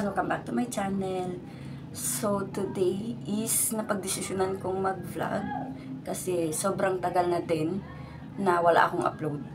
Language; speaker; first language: Filipino; native; Filipino